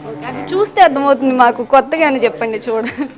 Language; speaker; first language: Telugu; native; Telugu